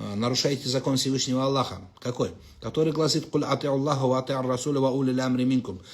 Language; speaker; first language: Russian; non-native, local second language; Kazakh